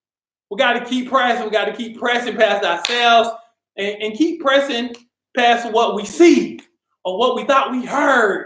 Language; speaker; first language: English; native; English